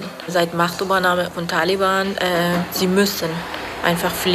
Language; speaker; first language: German; non-native, fluent; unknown